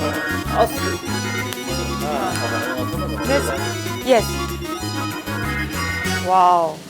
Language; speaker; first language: English; non-native, fluent; Turkish